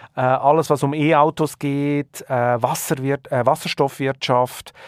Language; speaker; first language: German; native; German